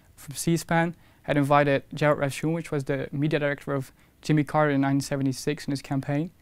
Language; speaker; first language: English; non-native, fluent; Dutch